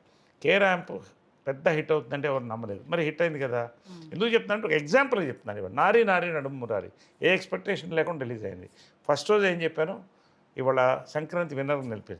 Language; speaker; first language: Telugu; native; Telugu